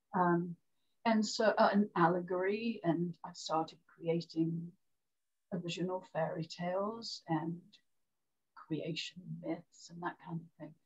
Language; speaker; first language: English; native; English